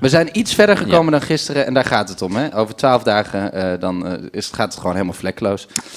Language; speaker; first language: Dutch; native; Dutch